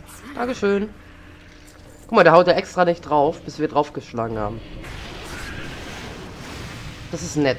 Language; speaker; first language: German; native; German